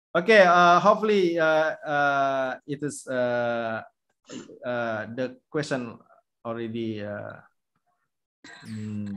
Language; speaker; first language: English; non-native, fluent; Indonesian